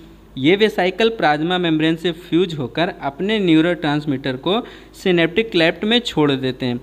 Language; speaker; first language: Hindi; native; Hindi